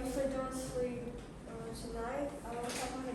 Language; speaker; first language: English; non-native, learner; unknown